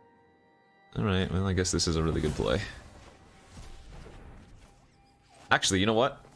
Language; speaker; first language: English; native; English